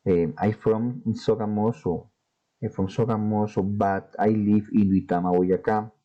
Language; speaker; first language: English; non-native, learner; Spanish